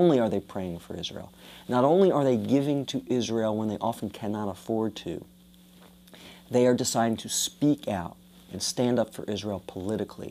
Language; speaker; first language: English; native; English